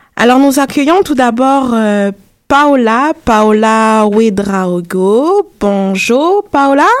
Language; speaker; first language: French; native; French